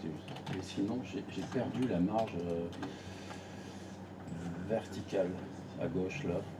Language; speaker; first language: French; native; French